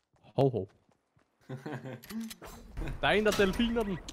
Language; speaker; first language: Danish; native; Danish